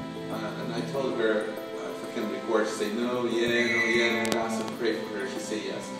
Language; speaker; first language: English; non-native, learner; Portuguese